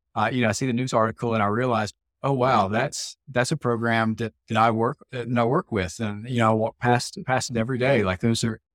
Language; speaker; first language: English; native; English